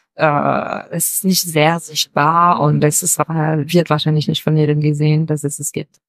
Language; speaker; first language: German; non-native, fluent; French